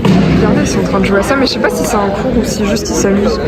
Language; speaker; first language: French; native; French